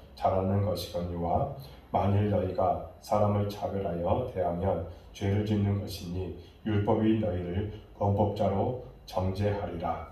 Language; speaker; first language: Korean; native; Korean